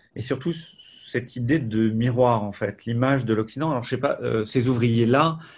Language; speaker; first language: French; native; French